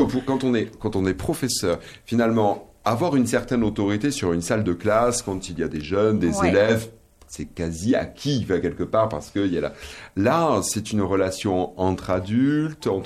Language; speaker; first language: French; native; French